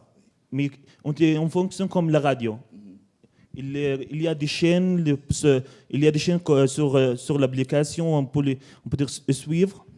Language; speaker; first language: French; non-native, learner; Arabic